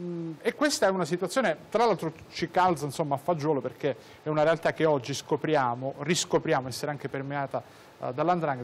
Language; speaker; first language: Italian; native; Italian